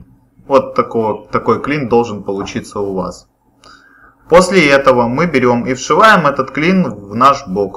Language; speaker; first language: Russian; native; Russian